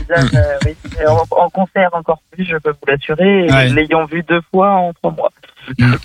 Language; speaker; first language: French; native; French